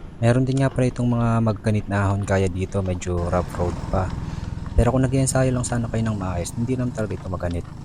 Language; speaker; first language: Filipino; native; Filipino